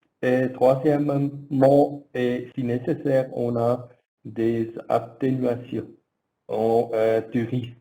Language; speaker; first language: French; non-native, learner; German